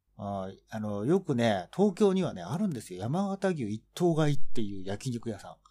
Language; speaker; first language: Japanese; native; Japanese